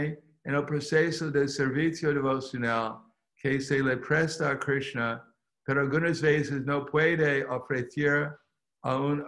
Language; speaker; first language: Spanish; non-native, fluent; English